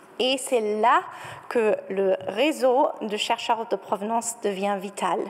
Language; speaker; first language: French; non-native, fluent; German